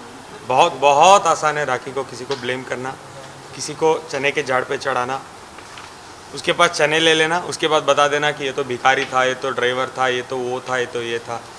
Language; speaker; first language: Hindi; native; Hindi